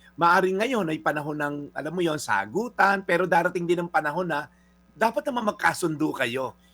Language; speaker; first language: Filipino; native; Filipino